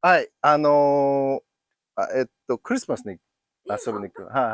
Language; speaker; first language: Japanese; non-native, learner; English